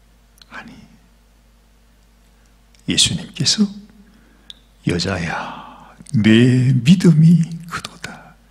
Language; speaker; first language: Korean; native; Korean